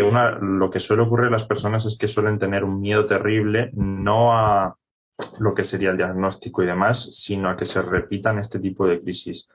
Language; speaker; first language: Spanish; native; Spanish